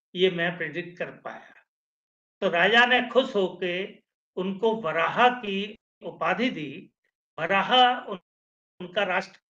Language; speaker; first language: Hindi; native; Hindi